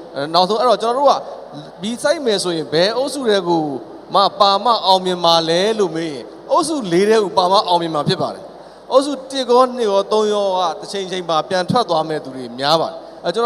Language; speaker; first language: Burmese; native; Burmese